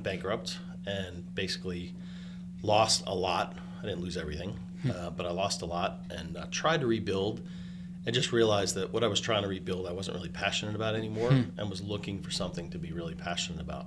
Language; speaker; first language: English; native; English